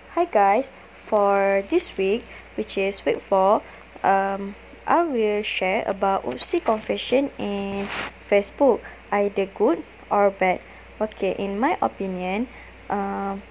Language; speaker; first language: English; non-native, learner; Malay